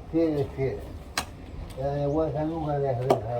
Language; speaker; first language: Spanish; non-native, local second language; Quechua